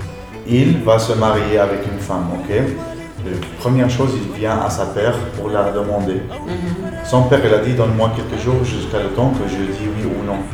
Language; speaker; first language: French; non-native, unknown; Arabic